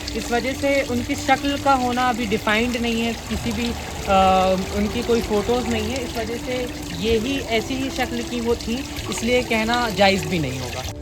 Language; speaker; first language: Hindi; native; Hindi